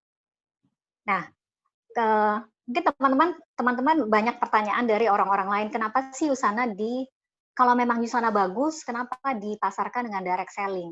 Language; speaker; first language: Indonesian; native; Indonesian